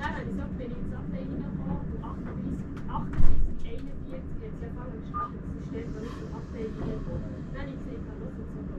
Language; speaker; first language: German; native; German